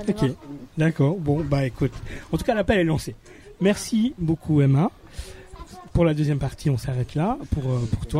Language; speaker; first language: French; native; French